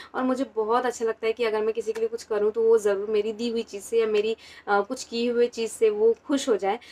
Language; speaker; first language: Hindi; non-native, local second language; Marathi